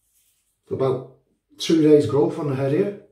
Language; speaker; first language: English; native; English